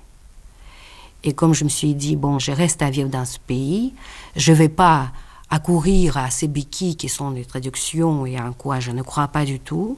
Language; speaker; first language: French; non-native, fluent; Russian